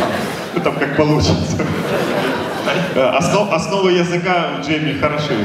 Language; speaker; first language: Russian; native; Russian